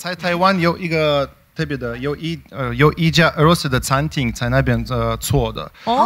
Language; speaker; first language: Chinese; non-native, fluent; Russian